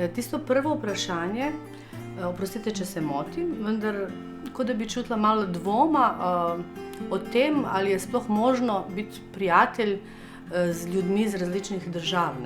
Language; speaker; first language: Slovenian; native; Slovenian